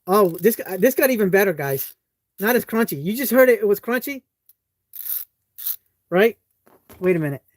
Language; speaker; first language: English; native; English